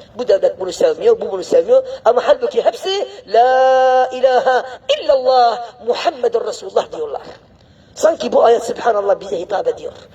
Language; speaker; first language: Turkish; non-native, fluent; Arabic